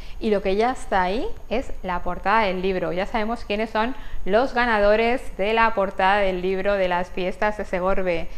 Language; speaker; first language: Spanish; native; Spanish